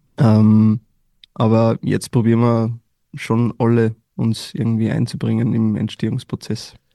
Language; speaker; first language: German; native; German